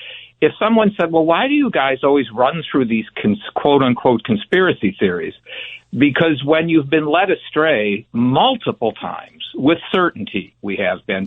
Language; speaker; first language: English; native; English